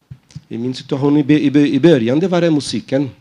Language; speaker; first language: Swedish; non-native, fluent; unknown